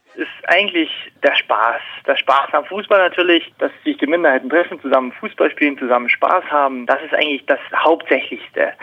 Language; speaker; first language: German; non-native, local second language; Upper Sorbian